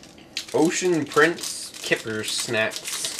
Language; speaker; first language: English; native; English